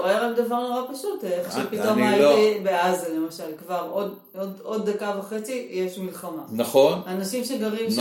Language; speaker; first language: Hebrew; native; Hebrew